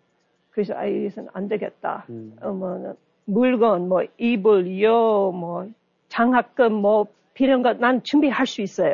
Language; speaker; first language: Korean; non-native, learner; English